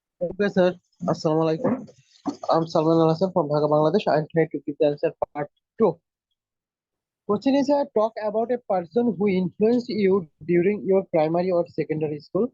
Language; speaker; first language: English; non-native, learner; Bangla